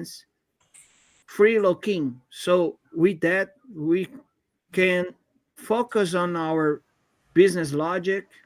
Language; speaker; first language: English; non-native, fluent; Portuguese